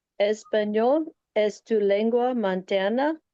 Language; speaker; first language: Spanish; non-native, learner; English